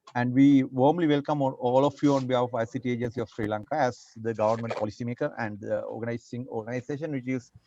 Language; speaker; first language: English; non-native, local second language; Sinhala